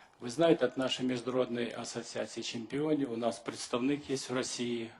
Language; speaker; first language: Ukrainian; native; Ukrainian